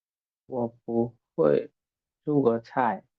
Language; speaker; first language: Chinese; non-native, learner; Bangla